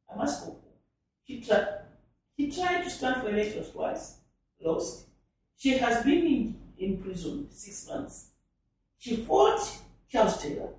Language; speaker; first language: English; non-native, local second language; Nyanja